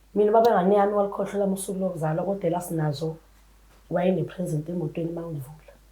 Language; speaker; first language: Zulu; native; Zulu